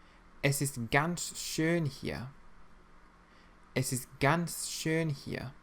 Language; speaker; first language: German; non-native, fluent; English